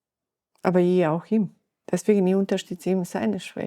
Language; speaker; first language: German; non-native, learner; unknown